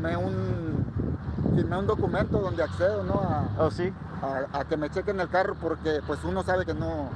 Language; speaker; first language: Spanish; native; Spanish